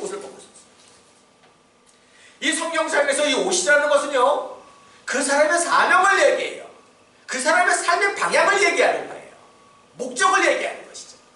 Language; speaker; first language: Korean; native; Korean